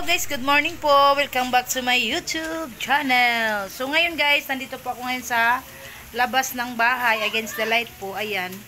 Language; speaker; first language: Filipino; non-native, local second language; Cebuano